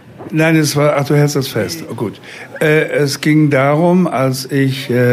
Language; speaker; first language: German; native; German